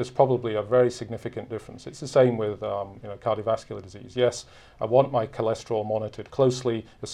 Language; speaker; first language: English; native; English